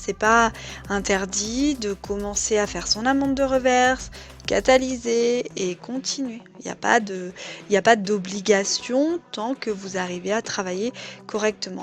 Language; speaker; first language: French; native; French